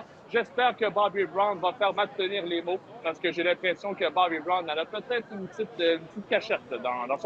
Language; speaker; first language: French; native; French